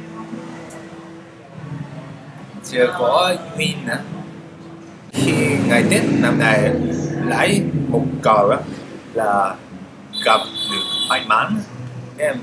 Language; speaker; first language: Vietnamese; non-native, fluent; Japanese